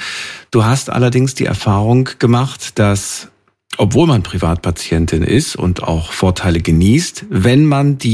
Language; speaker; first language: German; native; German